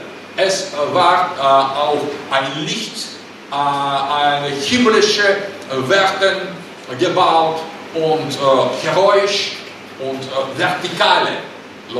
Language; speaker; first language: German; non-native, learner; Russian